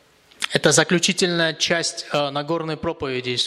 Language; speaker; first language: Russian; native; Russian